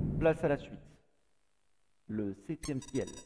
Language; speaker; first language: French; native; French